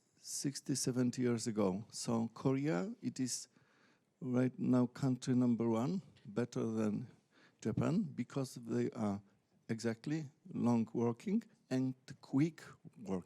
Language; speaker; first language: English; non-native, learner; Polish